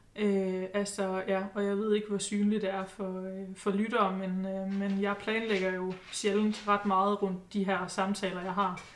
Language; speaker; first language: Danish; native; Danish